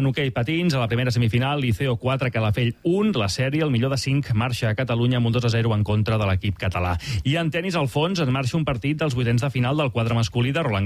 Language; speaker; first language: Catalan; native; Catalan